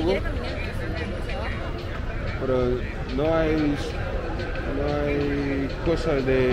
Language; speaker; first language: Spanish; non-native, learner; English